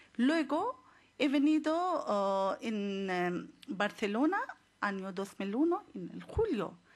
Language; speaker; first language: Spanish; non-native, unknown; Urdu